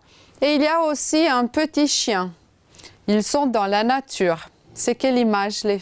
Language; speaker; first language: French; non-native, fluent; Romanian